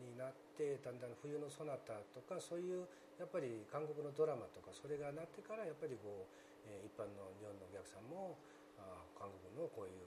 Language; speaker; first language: Japanese; non-native, fluent; Korean